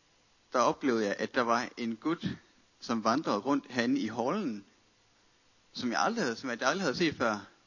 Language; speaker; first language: Danish; native; Danish